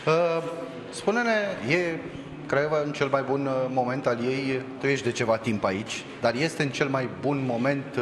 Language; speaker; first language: Romanian; native; Romanian